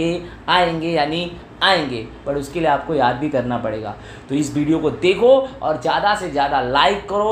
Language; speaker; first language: Hindi; non-native, local second language; Gujarati